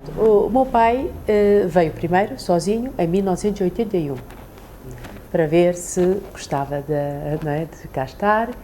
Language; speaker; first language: Portuguese; early bilingual, other home language; Chinese